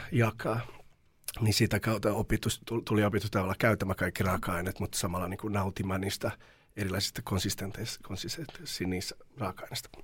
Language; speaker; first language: Finnish; non-native, fluent; Serbian